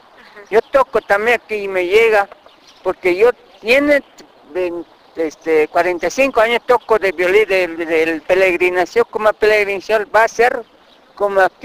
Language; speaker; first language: Spanish; non-native, local second language; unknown